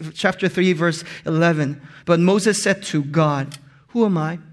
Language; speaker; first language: English; non-native, local second language; Korean